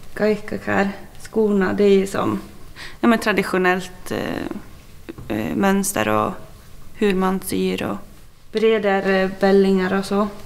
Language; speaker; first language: Swedish; native; Swedish